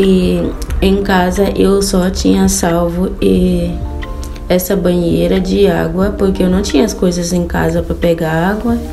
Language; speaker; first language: Portuguese; non-native, fluent; Haitian Creole